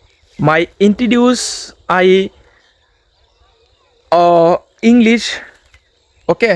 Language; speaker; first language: English; non-native, learner; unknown